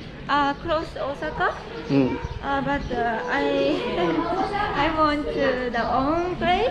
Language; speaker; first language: English; non-native, learner; Japanese